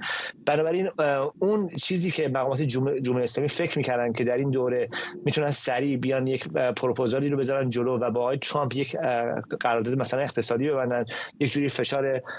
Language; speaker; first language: Persian; native; Persian